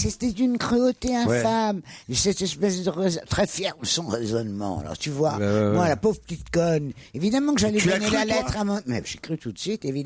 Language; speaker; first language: French; native; French